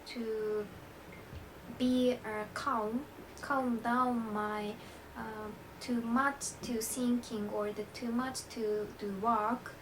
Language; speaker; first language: English; non-native, learner; Japanese